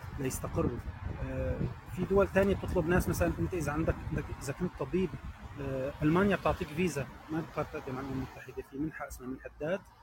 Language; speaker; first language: Arabic; native; Arabic